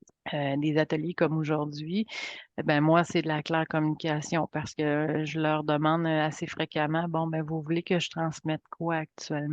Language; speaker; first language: French; native; French